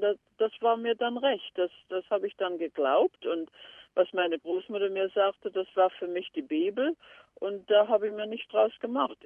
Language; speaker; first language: German; early bilingual, heritage; German